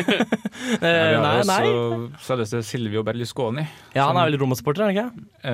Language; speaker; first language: Norwegian; native; Norwegian